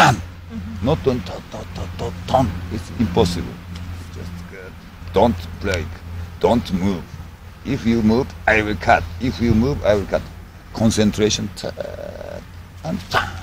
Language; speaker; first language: English; non-native, learner; Japanese